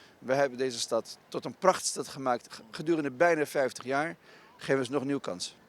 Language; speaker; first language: Dutch; non-native, fluent; Riffian